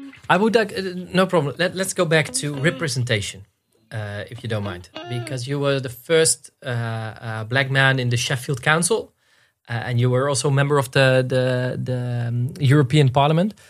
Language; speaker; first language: English; non-native, fluent; Dutch